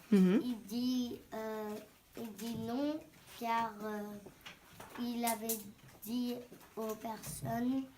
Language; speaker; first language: French; non-native, learner; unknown